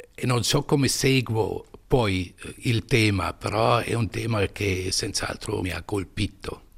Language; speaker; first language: Italian; non-native, local second language; German